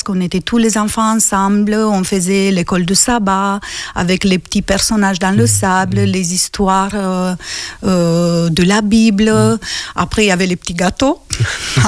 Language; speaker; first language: French; non-native, fluent; Romanian